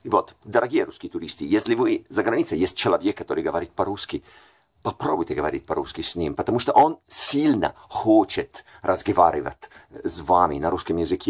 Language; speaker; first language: Russian; non-native, fluent; Italian